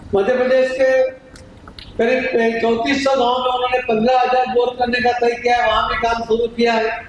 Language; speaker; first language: Hindi; non-native, local second language; Gujarati